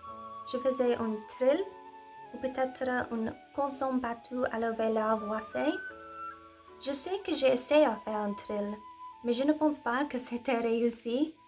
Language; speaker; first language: French; non-native, learner; English